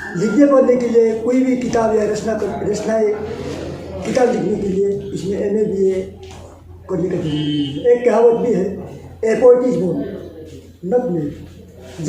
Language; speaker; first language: Hindi; non-native, local second language; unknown